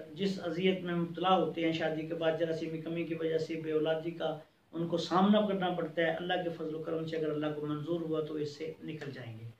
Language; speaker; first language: Urdu; non-native, local second language; Punjabi